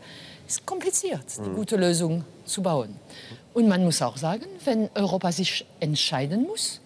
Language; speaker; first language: German; non-native, fluent; French